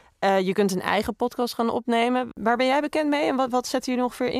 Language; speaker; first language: Dutch; native; Dutch